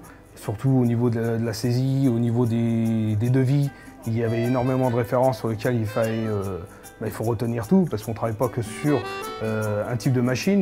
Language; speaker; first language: French; native; French